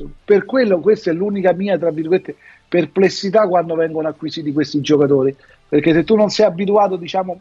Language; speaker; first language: Italian; native; Italian